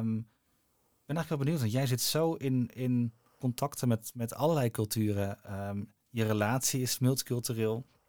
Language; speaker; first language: Dutch; native; Dutch